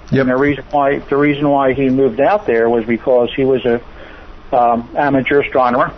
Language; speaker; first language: English; native; English